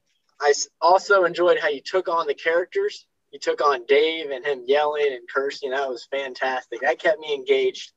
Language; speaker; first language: English; native; English